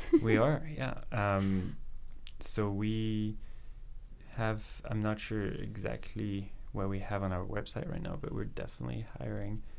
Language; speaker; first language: English; non-native, fluent; French